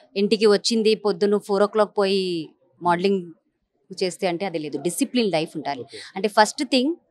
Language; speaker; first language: Telugu; non-native, local second language; Hindi